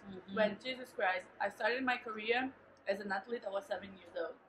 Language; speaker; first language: English; non-native, fluent; Portuguese